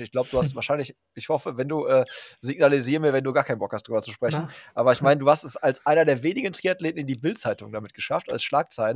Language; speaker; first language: German; native; German